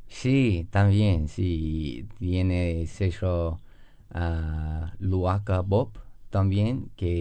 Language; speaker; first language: Spanish; non-native, fluent; English